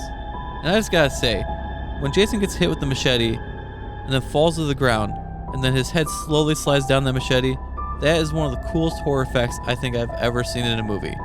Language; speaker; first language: English; native; English